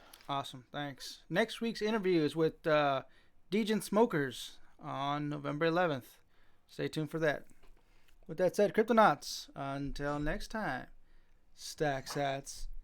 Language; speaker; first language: English; native; English